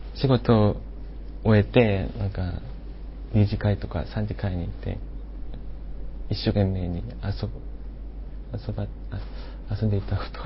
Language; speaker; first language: Japanese; non-native, fluent; Korean